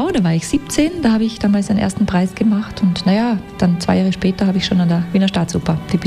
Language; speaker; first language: German; native; German